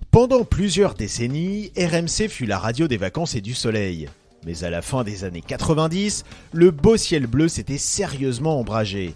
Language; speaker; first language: French; native; French